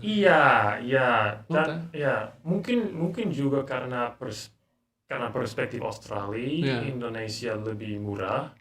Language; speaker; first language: Indonesian; non-native, learner; English